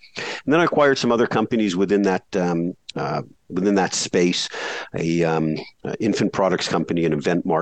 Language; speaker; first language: English; native; English